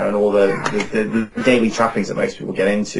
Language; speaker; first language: English; native; English